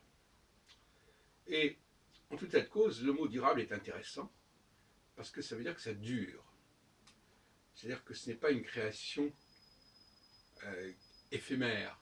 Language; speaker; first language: French; native; French